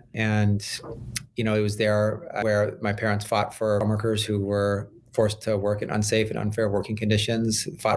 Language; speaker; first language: English; native; English